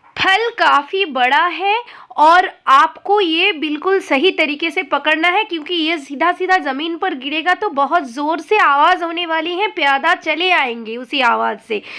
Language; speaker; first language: Hindi; non-native, local second language; Bangla